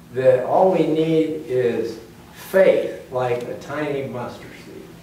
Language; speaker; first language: English; native; English